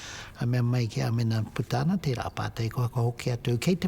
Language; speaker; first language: Māori; native; Māori